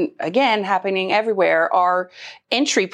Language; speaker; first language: English; native; English